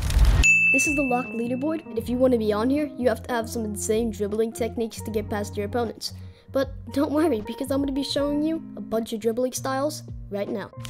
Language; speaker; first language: English; native; English